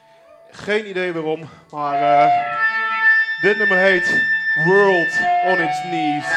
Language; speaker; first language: Dutch; native; Dutch